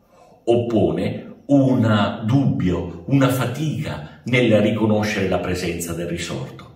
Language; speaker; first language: Italian; native; Italian